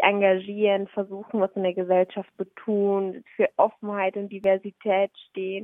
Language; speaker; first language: German; early bilingual, other home language; Somali